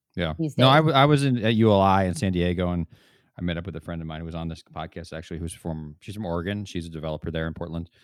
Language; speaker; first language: English; native; English